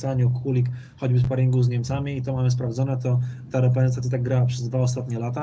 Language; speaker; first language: Polish; native; Polish